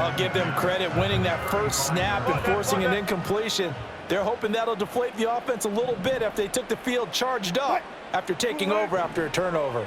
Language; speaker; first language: English; native; English